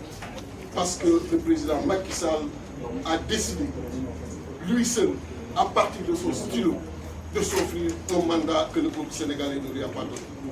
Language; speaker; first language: French; non-native, local second language; Wolof